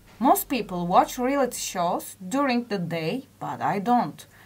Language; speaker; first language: English; non-native, learner; Turkish